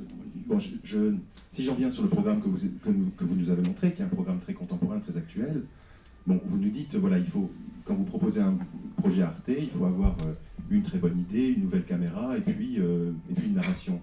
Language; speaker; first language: French; native; French